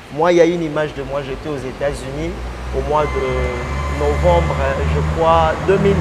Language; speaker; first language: French; non-native, local second language; Lingala